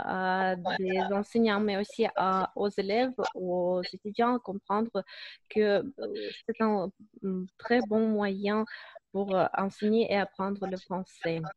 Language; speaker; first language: French; non-native, fluent; Russian